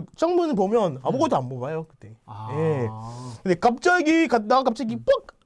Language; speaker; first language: Korean; non-native, fluent; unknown